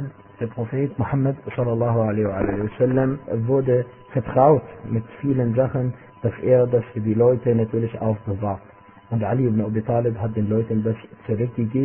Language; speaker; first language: German; non-native, fluent; Arabic